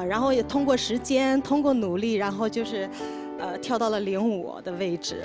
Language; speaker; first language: Chinese; native; Chinese